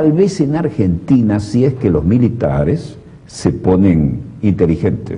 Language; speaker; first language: Spanish; native; Spanish